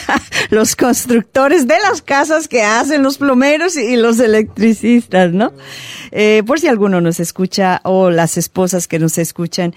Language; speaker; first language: Spanish; native; Spanish